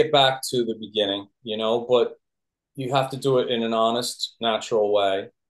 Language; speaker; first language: English; native; English